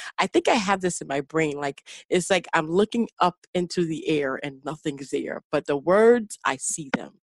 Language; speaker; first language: English; native; English